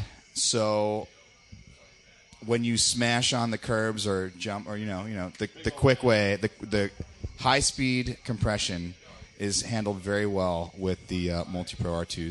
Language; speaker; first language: English; native; English